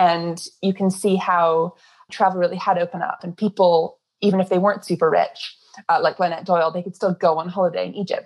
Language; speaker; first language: English; native; English